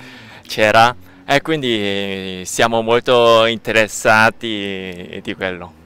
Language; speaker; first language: Italian; non-native, learner; Korean